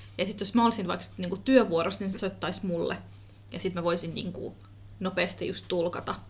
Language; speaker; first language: Finnish; early bilingual, other home language; Kurdish